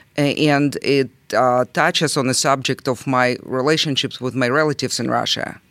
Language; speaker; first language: English; non-native, fluent; Russian